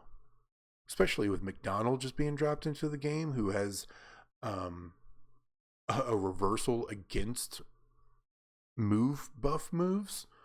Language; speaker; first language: English; native; English